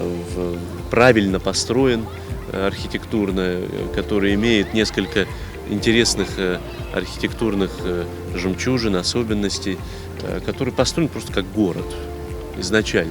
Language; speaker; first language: Russian; native; Russian